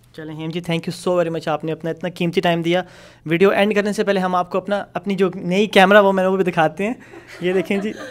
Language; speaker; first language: Urdu; native; Urdu